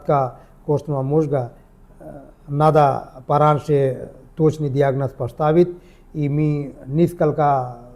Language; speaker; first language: Russian; non-native, learner; Hindi